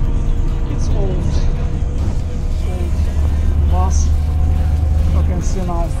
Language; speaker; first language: English; non-native, learner; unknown